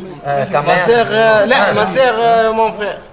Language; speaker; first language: French; non-native, learner; Arabic